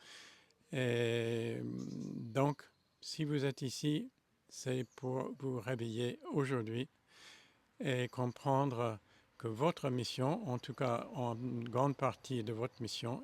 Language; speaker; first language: French; non-native, fluent; English